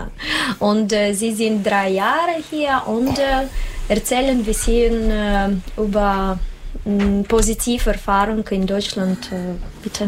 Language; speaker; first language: German; non-native, learner; Russian